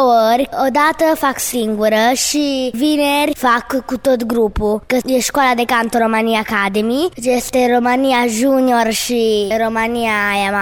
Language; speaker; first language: Romanian; early bilingual, heritage; Romanian